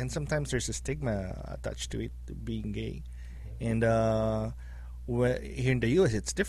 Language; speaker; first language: English; non-native, local second language; Filipino